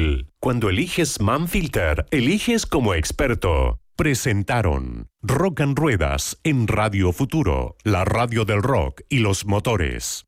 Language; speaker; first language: Spanish; native; Spanish